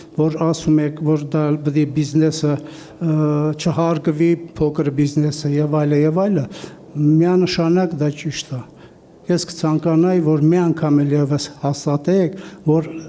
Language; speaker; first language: Armenian; non-native, local second language; Kurdish